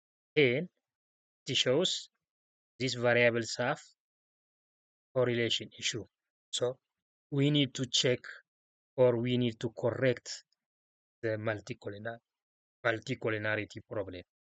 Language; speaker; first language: English; non-native, local second language; Oromo